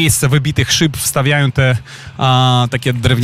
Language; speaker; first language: Polish; non-native, fluent; Ukrainian